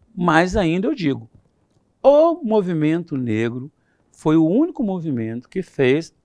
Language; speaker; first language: Portuguese; native; Portuguese